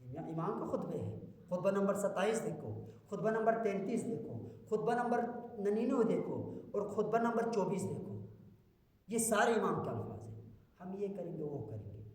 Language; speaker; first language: Urdu; non-native, local second language; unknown